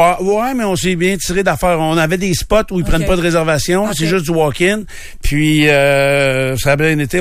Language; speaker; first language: French; native; French